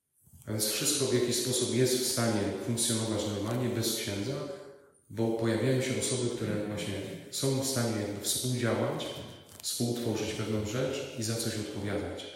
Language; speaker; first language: Polish; native; Polish